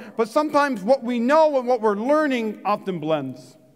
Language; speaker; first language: English; native; English